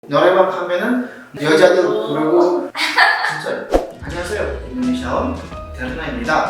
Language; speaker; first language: Korean; non-native, learner; Indonesian